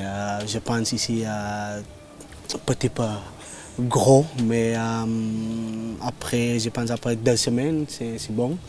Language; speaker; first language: French; non-native, learner; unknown